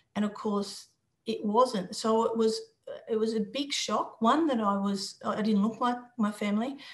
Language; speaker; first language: English; native; English